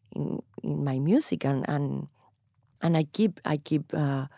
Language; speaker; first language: English; non-native, fluent; Spanish